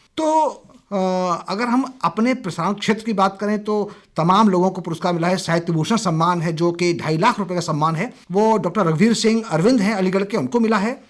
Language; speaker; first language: Hindi; native; Hindi